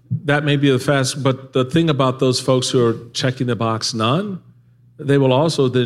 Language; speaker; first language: English; native; English